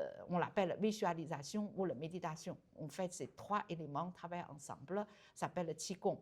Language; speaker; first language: French; non-native, learner; Chinese